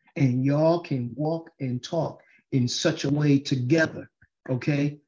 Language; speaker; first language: English; native; English